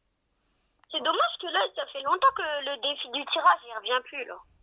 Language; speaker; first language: French; native; French